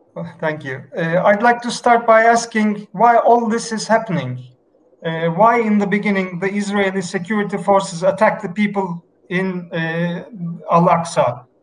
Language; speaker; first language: English; non-native, fluent; Turkish